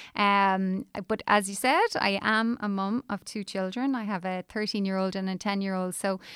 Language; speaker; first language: English; native; English